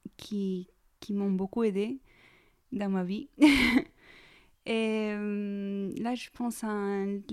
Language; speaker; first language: French; non-native, fluent; Spanish